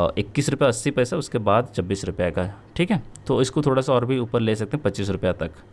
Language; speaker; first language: Hindi; native; Hindi